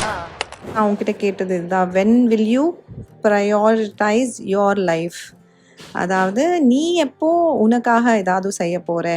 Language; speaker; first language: Tamil; native; Tamil